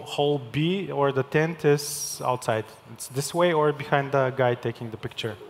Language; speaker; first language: English; non-native, fluent; Bulgarian